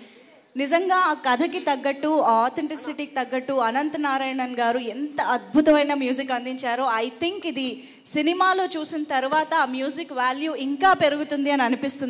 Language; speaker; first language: Telugu; native; Telugu